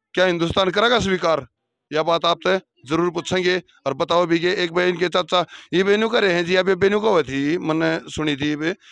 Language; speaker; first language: Hindi; native; Hindi